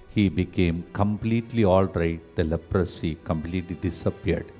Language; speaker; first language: English; non-native, local second language; Telugu